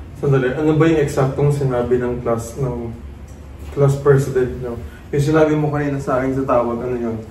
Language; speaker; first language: Filipino; native; Filipino